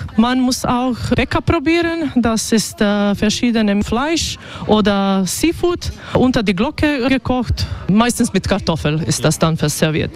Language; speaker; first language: German; non-native, fluent; Croatian